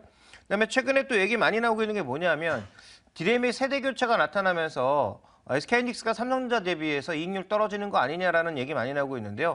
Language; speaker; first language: Korean; native; Korean